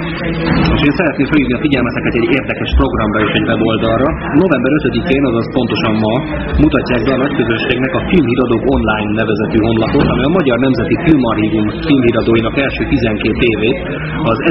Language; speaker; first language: Hungarian; native; Hungarian